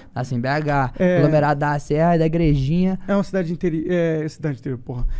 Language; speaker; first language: Portuguese; native; Portuguese